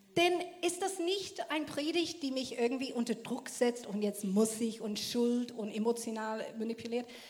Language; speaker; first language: German; non-native, fluent; English